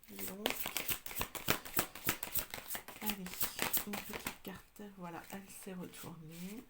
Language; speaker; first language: French; native; French